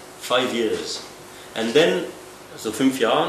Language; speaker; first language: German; non-native, learner; French